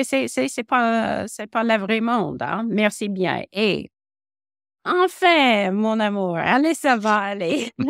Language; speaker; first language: French; non-native, local second language; English